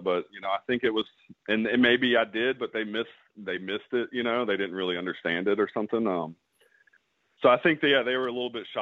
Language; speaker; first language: English; native; English